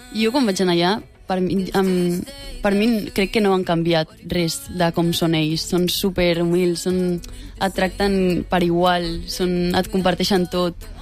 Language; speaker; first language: Catalan; native; Catalan